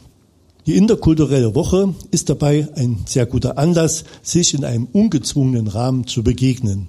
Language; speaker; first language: German; native; German